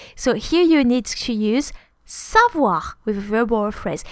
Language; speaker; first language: English; non-native, fluent; French